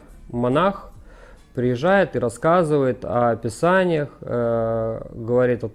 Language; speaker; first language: Russian; native; Russian